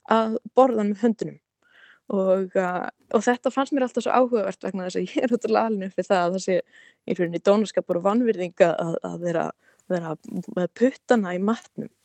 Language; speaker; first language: Icelandic; native; Icelandic